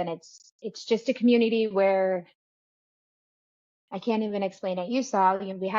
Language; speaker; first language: English; native; English